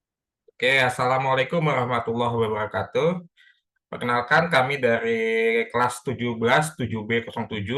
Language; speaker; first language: Indonesian; native; Indonesian